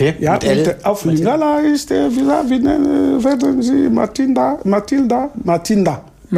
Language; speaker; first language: German; non-native, fluent; Lingala